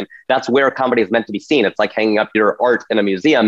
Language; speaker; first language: English; native; English